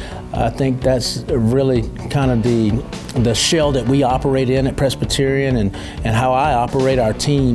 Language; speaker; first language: English; native; English